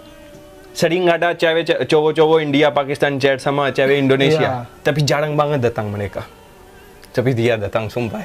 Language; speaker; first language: Indonesian; non-native, fluent; Hindi